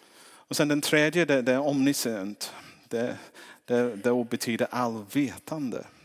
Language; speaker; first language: Swedish; non-native, fluent; English